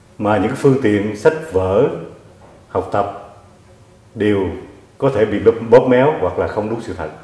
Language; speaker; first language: Vietnamese; native; Vietnamese